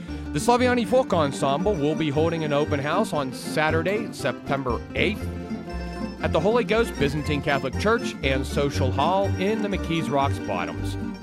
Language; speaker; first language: English; native; English